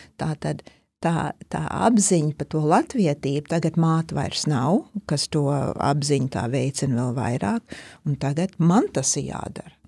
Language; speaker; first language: Latvian; early bilingual, heritage; Latvian